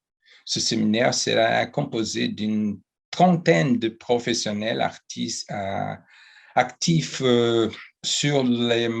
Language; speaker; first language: French; non-native, fluent; Portuguese